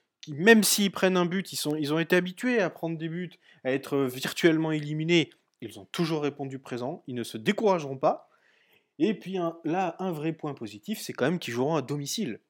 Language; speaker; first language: French; native; French